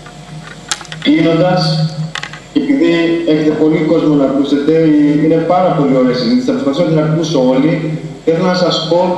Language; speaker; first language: Greek; native; Greek